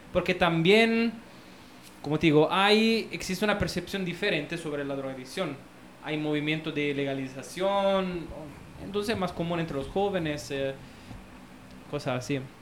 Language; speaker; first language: Spanish; non-native, fluent; Italian